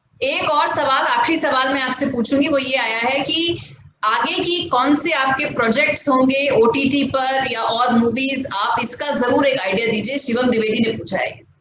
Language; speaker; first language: Hindi; native; Hindi